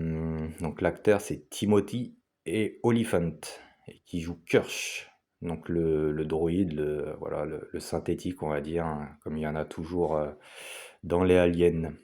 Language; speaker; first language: French; native; French